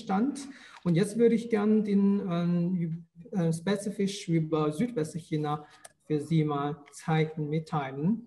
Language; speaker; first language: German; non-native, fluent; Chinese